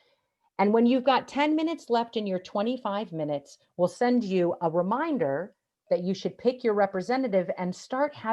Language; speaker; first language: English; native; English